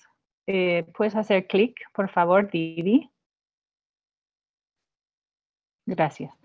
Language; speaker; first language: Spanish; non-native, fluent; English